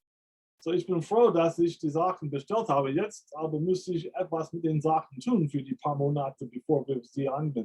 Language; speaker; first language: German; non-native, fluent; English